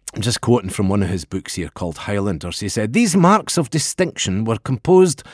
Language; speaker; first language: English; native; English